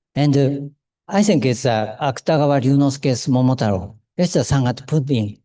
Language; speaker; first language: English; non-native, learner; Japanese